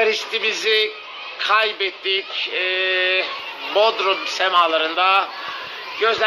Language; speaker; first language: Turkish; native; Turkish